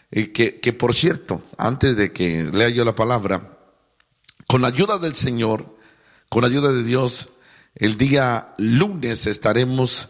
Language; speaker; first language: Spanish; native; Spanish